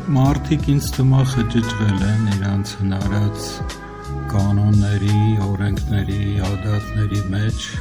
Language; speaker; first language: Armenian; native; Armenian